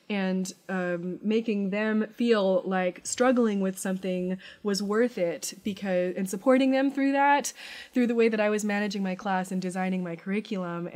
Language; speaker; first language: English; native; English